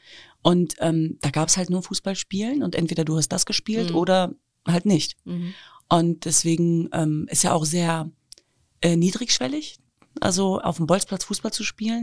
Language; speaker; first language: German; native; German